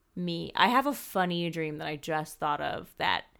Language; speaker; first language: English; native; English